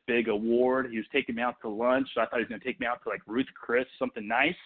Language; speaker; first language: English; non-native, fluent; Portuguese